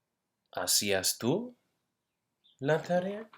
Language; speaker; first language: Spanish; non-native, fluent; English